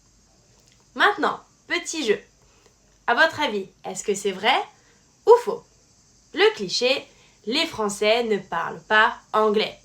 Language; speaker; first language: French; native; French